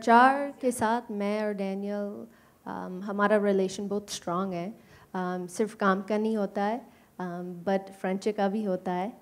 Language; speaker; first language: Hindi; non-native, learner; English